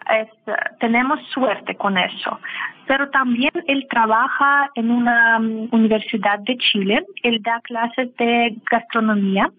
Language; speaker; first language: Spanish; non-native, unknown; Russian